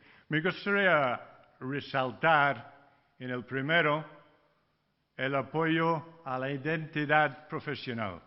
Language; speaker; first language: Spanish; non-native, fluent; English